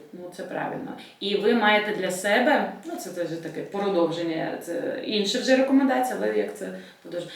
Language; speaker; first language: Ukrainian; non-native, local second language; Russian